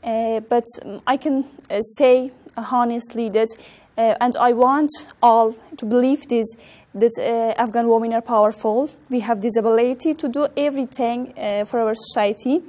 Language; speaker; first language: English; non-native, learner; Persian